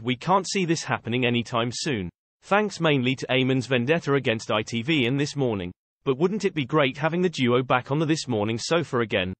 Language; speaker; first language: English; native; English